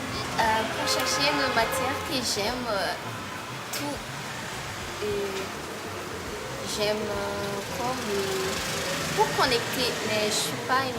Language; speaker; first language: French; non-native, learner; Malagasy